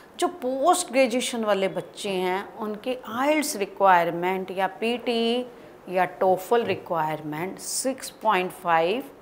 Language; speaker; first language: Hindi; native; Hindi